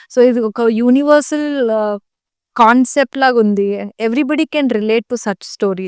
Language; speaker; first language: Telugu; non-native, learner; Kannada